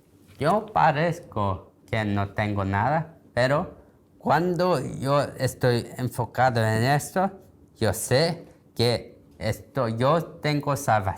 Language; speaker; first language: Spanish; non-native, learner; Korean